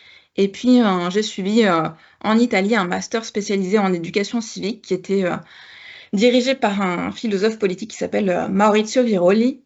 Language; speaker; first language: French; native; French